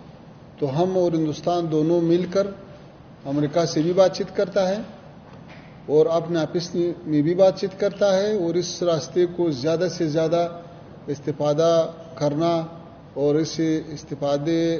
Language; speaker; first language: Hindi; non-native, learner; Pashto